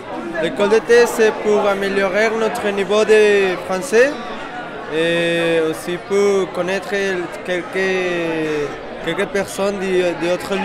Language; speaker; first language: French; non-native, learner; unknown